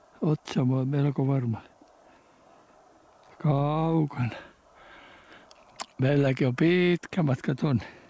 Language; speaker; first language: Finnish; native; Finnish